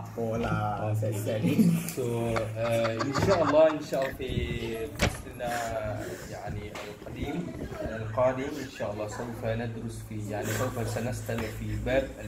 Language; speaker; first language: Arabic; non-native, fluent; Malay